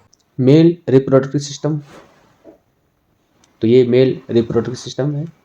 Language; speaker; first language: Hindi; native; Hindi